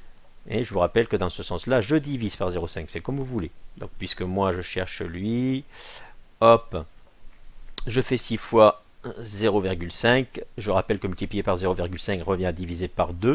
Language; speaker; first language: French; native; French